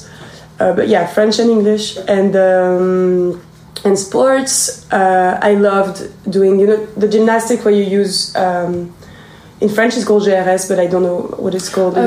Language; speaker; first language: English; non-native, fluent; French